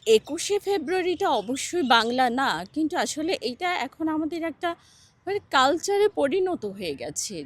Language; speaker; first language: Bangla; native; Bangla